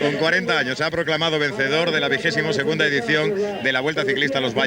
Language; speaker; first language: Spanish; native; Spanish